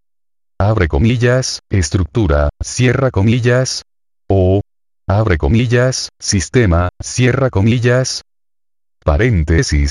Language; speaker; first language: Spanish; native; Spanish